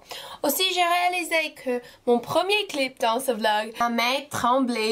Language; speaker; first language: French; non-native, fluent; English